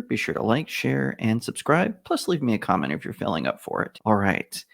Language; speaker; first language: English; native; English